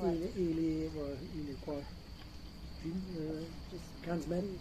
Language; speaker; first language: French; non-native, fluent; English